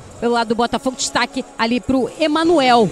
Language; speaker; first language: Portuguese; native; Portuguese